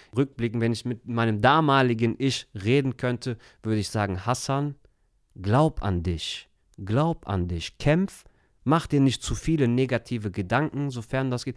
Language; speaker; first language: German; early bilingual, other home language; Turkish